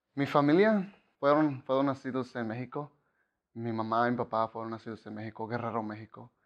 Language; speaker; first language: Spanish; early bilingual, heritage; Spanish